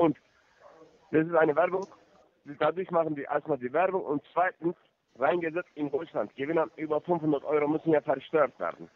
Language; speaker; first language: German; non-native, fluent; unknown